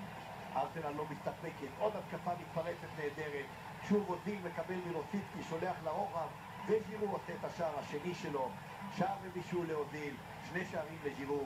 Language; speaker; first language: Hebrew; native; Hebrew